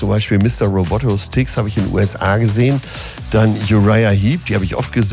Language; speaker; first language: German; native; German